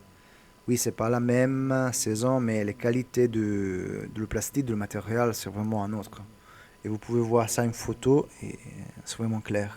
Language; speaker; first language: French; non-native, learner; Italian